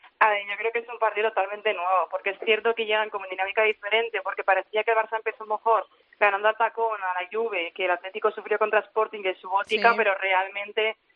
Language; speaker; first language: Spanish; native; Spanish